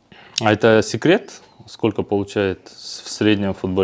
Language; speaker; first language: Russian; native; Russian